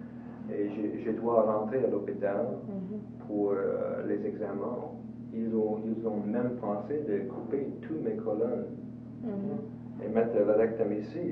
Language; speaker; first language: French; non-native, local second language; English